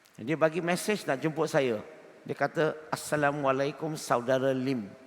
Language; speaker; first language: Malay; non-native, local second language; Chinese